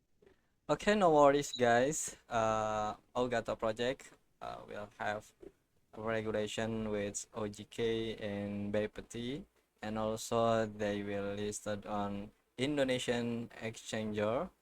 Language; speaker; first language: English; non-native, learner; Indonesian